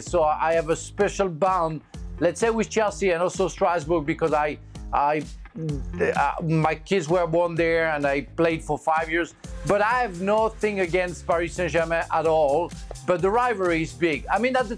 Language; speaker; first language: English; non-native, fluent; French